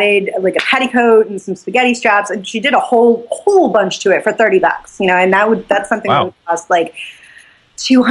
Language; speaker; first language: English; native; English